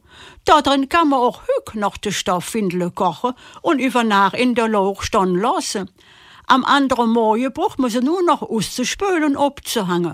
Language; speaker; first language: German; native; German